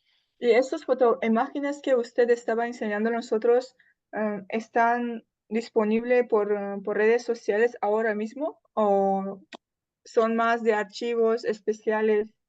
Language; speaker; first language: Spanish; non-native, fluent; Russian